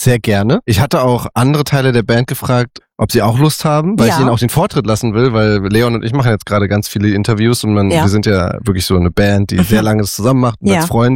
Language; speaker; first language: German; native; German